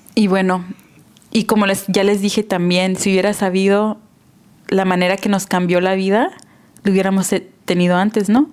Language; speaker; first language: Spanish; early bilingual, heritage; Spanish